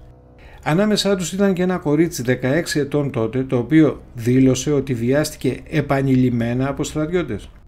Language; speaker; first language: Greek; native; Greek